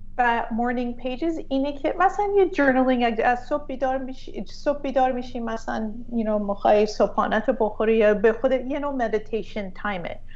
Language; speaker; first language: Persian; early bilingual, heritage; Persian